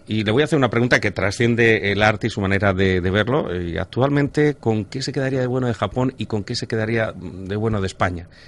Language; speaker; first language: Spanish; native; Spanish